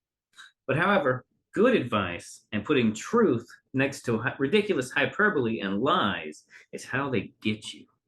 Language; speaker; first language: English; native; English